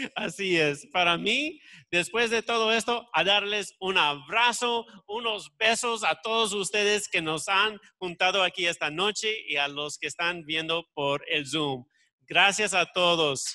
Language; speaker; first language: Spanish; early bilingual, heritage; Spanish